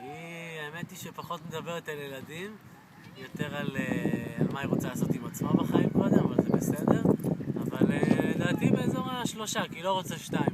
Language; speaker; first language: Hebrew; native; Hebrew